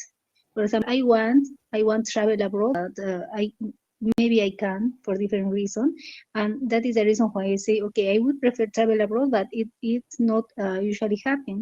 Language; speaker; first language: English; non-native, learner; Spanish